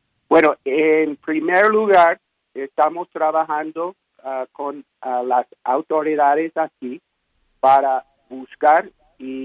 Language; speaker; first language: Spanish; non-native, fluent; English